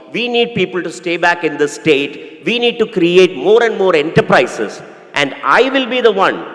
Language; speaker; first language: English; non-native, local second language; Malayalam